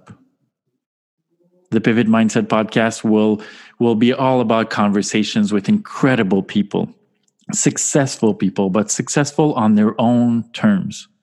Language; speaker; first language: English; non-native, fluent; French